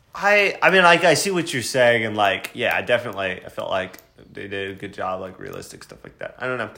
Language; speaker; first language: English; native; English